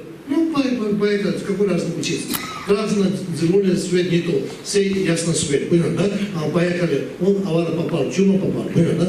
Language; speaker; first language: Russian; non-native, learner; Tibetan